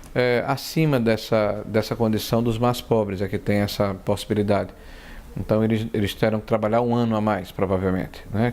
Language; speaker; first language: Portuguese; native; Portuguese